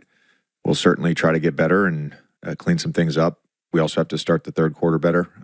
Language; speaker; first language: English; native; English